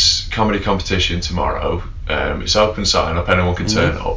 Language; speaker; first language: English; native; English